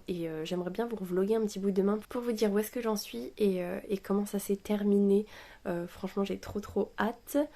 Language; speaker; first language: French; native; French